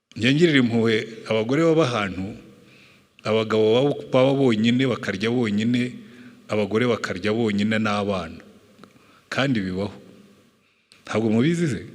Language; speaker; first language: Kinyarwanda; native; Kinyarwanda